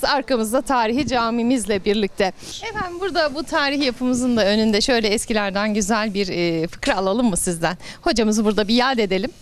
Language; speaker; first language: Turkish; native; Turkish